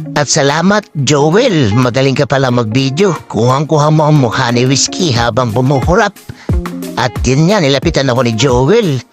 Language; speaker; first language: Filipino; native; Filipino